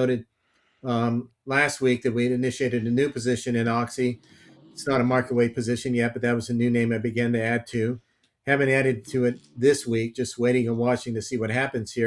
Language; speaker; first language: English; native; English